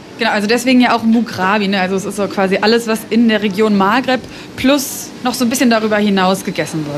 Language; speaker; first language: German; native; German